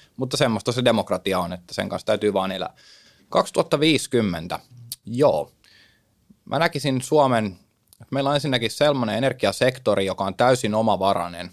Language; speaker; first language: Finnish; native; Finnish